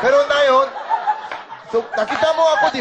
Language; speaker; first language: Filipino; non-native, learner; Korean